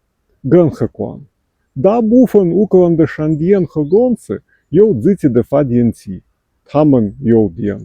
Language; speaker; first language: Chinese; non-native, fluent; Ukrainian